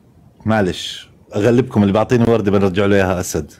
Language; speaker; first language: Arabic; native; Arabic